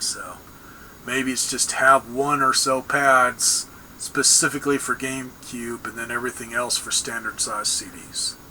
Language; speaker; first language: English; native; English